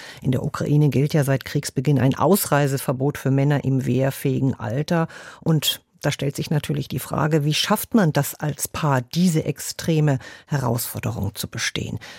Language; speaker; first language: German; native; German